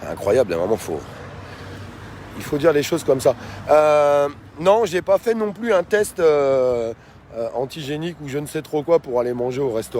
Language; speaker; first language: French; native; French